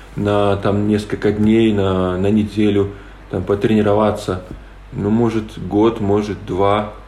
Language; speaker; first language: Russian; non-native, local second language; Polish